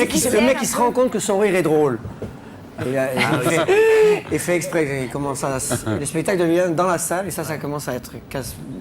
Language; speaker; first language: French; native; French